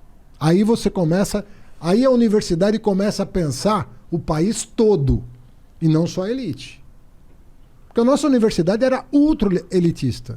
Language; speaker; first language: Portuguese; native; Portuguese